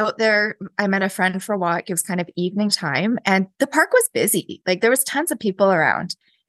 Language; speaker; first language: English; native; English